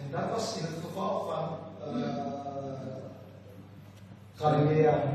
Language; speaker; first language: Dutch; non-native, fluent; Indonesian